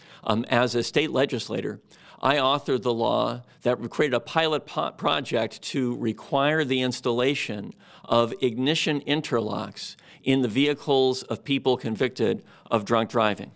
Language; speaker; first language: English; native; English